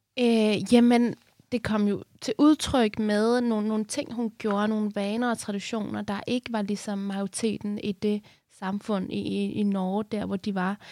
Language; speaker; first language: Danish; early bilingual, other home language; Persian